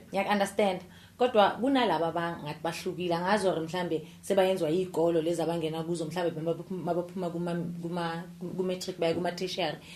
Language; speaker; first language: Zulu; native; Zulu